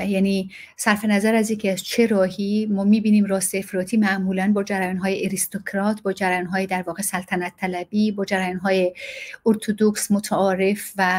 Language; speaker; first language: Persian; native; Persian